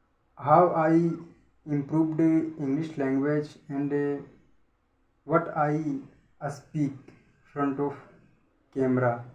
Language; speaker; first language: English; non-native, learner; Hindi